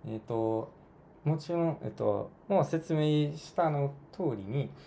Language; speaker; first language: Japanese; non-native, learner; English